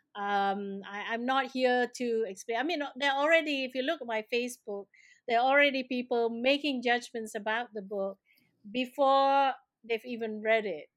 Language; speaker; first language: English; non-native, local second language; Malay